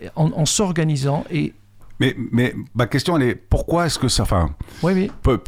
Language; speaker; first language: French; non-native, fluent; Dutch